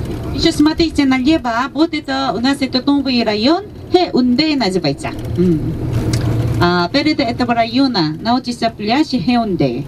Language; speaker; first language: Russian; non-native, learner; Korean